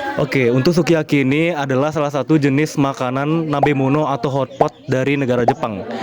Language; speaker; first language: Indonesian; non-native, fluent; Japanese